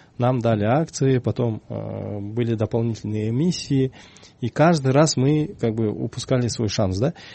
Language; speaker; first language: Russian; non-native, local second language; Kyrgyz